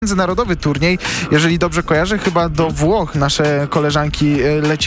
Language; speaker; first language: Polish; native; Polish